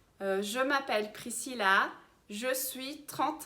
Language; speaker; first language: French; early bilingual, heritage; Portuguese